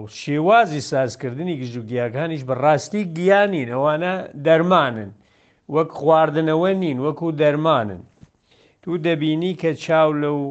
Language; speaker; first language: Central Kurdish; non-native, local second language; Southern Kurdish